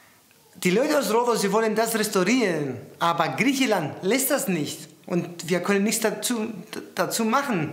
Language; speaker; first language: German; non-native, fluent; Greek